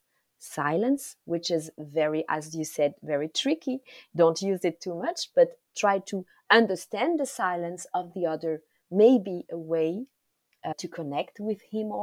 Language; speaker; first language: English; non-native, local second language; Kinyarwanda